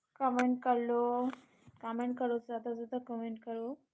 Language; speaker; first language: Hindi; non-native, local second language; Bangla